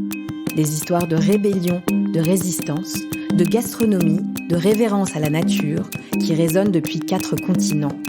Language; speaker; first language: French; native; French